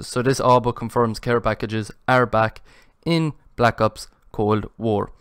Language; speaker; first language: English; native; English